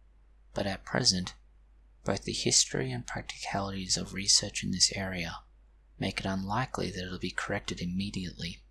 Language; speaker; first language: English; native; English